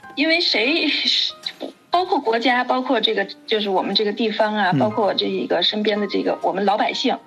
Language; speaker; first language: Chinese; native; Chinese